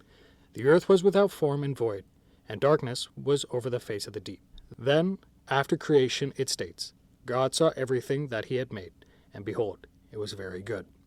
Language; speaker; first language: English; native; English